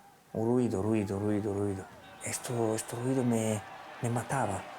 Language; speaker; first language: Spanish; non-native, fluent; Italian